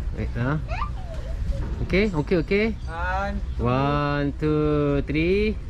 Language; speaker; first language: English; non-native, learner; Korean